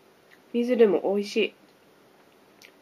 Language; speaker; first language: Japanese; non-native, fluent; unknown